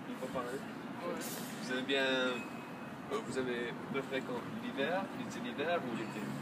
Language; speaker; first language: French; non-native, fluent; English